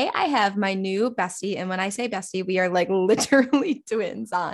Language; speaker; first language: English; native; English